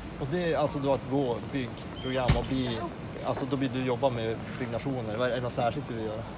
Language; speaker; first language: Swedish; native; Swedish